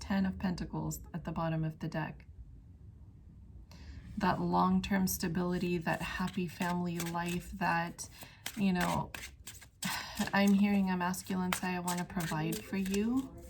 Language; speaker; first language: English; native; English